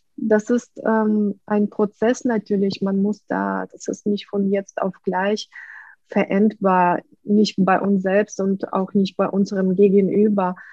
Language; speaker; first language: German; non-native, fluent; Russian